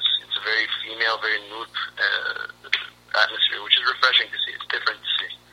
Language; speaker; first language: English; early bilingual, other home language; Armenian